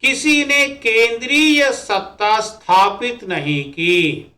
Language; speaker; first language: Hindi; non-native, local second language; Telugu